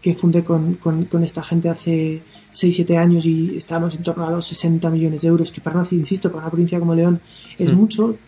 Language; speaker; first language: Spanish; native; Spanish